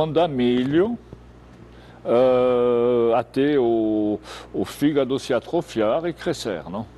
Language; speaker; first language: Portuguese; non-native, fluent; French